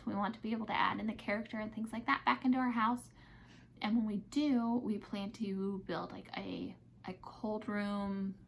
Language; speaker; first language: English; native; English